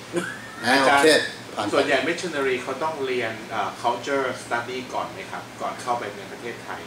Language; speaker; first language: Thai; native; Thai